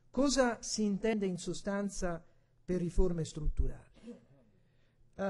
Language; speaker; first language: Italian; native; Italian